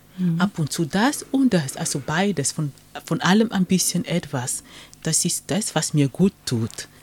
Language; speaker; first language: German; non-native, fluent; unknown